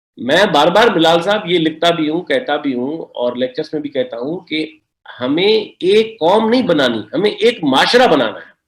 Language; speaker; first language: Urdu; non-native, local second language; Sindhi